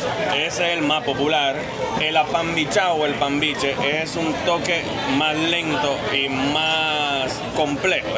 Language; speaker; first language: Spanish; native; Spanish